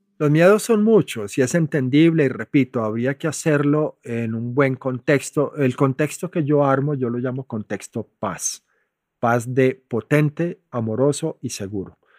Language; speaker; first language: Spanish; native; Spanish